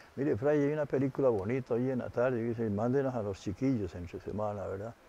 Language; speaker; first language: Spanish; native; Spanish